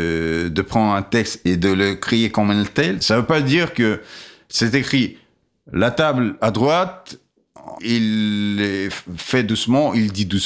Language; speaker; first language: French; non-native, fluent; Russian